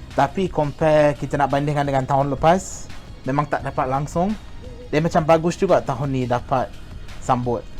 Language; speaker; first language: Malay; non-native, fluent; English